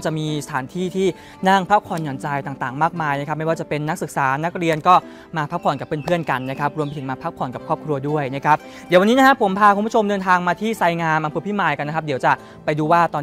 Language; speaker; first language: Thai; native; Thai